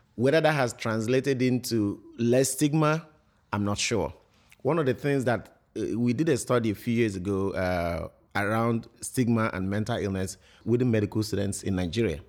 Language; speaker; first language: English; non-native, local second language; Igbo